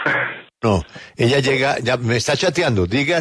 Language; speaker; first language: Spanish; native; Spanish